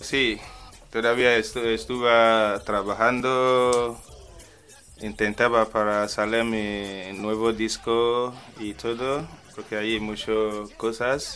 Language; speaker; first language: Spanish; non-native, learner; English